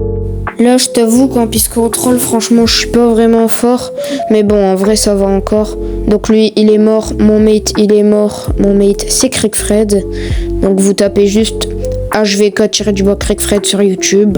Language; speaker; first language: French; native; French